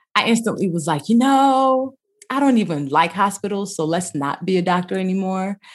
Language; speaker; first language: English; early bilingual, other home language; Yoruba